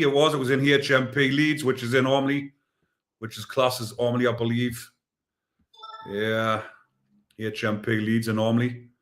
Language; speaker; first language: English; native; English